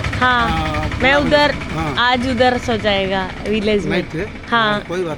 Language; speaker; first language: Hindi; non-native, local second language; Malayalam